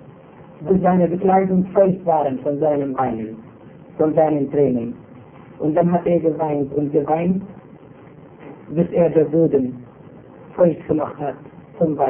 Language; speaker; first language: German; non-native, fluent; Arabic